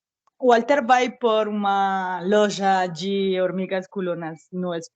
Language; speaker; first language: Portuguese; non-native, learner; Spanish